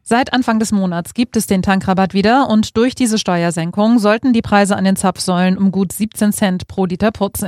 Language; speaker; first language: German; native; German